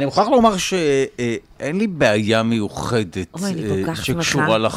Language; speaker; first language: Hebrew; native; Hebrew